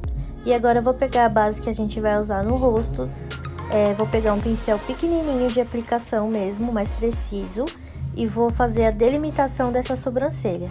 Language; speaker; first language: Portuguese; native; Portuguese